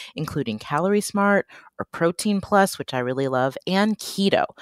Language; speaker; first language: English; native; English